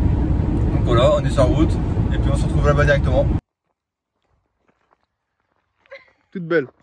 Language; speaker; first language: French; native; French